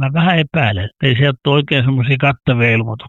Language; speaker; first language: Finnish; native; Finnish